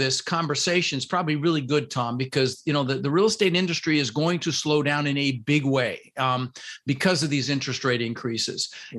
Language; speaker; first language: English; early bilingual, other home language; Dutch